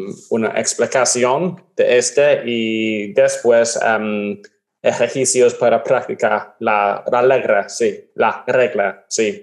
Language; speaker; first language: Spanish; non-native, learner; English